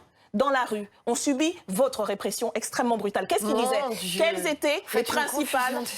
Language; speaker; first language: French; native; French